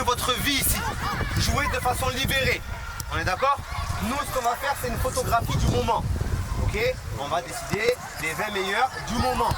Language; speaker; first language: French; native; French